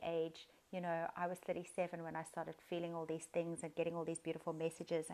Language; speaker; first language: English; native; English